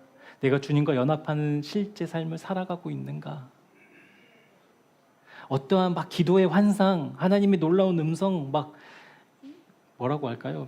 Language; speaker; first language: Korean; native; Korean